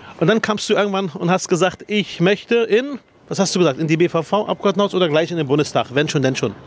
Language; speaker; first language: German; early bilingual, other home language; Arabic